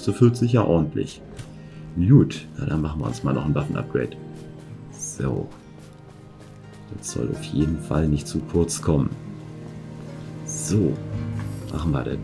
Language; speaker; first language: German; native; German